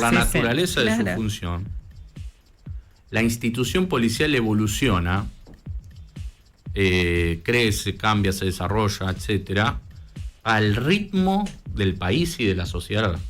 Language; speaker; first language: Spanish; native; Spanish